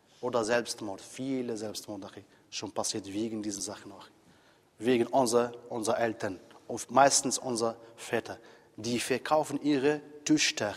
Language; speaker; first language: German; non-native, fluent; Arabic